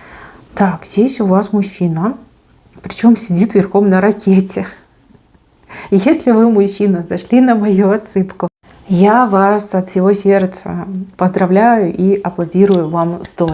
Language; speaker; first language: Russian; native; Russian